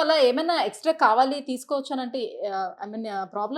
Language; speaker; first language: Telugu; native; Telugu